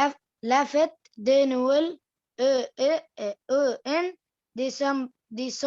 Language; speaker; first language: French; non-native, learner; Arabic